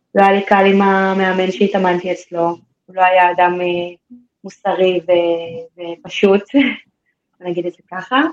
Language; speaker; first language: Hebrew; native; Hebrew